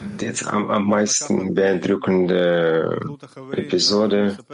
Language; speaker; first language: German; non-native, learner; Hebrew